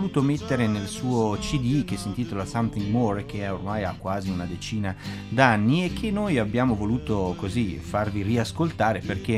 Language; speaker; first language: Italian; native; Italian